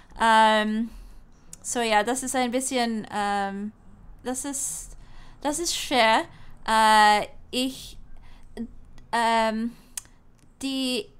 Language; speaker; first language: German; non-native, learner; English